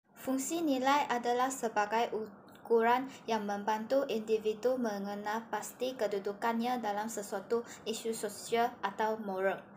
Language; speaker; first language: Malay; non-native, local second language; Chinese